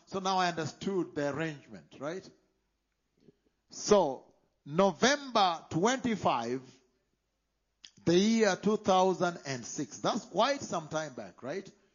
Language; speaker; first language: English; non-native, local second language; Luo (Kenya and Tanzania)